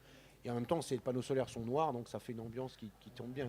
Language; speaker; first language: French; native; French